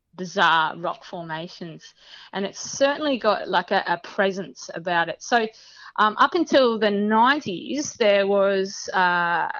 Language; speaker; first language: English; native; English